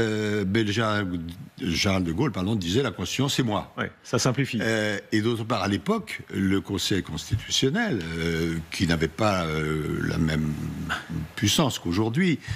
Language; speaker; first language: French; native; French